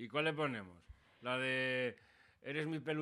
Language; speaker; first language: Spanish; native; Spanish